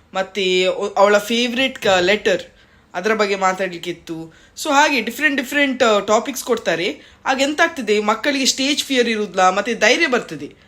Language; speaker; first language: Kannada; native; Kannada